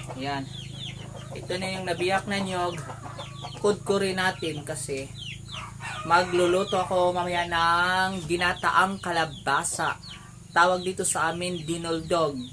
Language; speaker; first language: Filipino; non-native, local second language; Cebuano